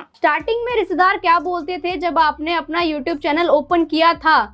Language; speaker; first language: Hindi; native; Hindi